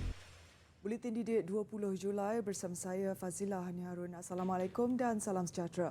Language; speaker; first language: Malay; native; Malay